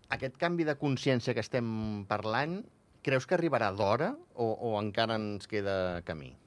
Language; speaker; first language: Catalan; native; Catalan